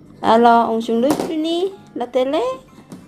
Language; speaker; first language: French; non-native, learner; Lao